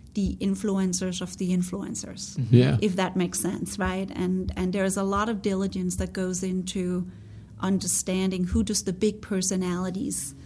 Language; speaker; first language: English; non-native, fluent; Danish